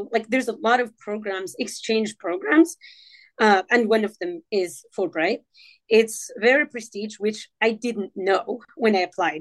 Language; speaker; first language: English; non-native, fluent; Arabic